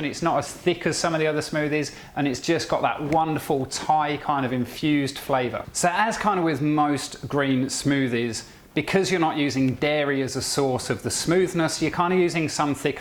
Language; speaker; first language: English; native; English